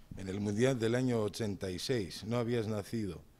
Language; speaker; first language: Spanish; non-native, learner; Greek